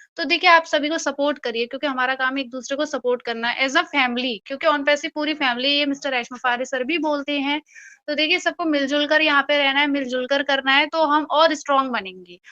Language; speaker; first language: Hindi; native; Hindi